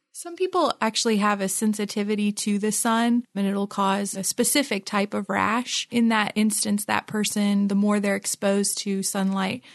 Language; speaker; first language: English; non-native, local second language; Filipino